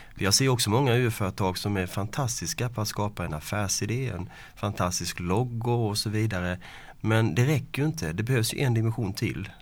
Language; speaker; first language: Swedish; native; Swedish